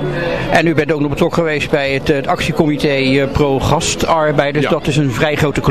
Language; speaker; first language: Dutch; native; Dutch